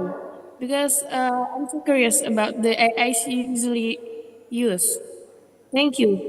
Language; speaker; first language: English; non-native, fluent; Indonesian